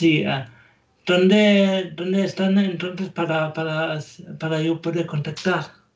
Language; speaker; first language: Spanish; non-native, learner; German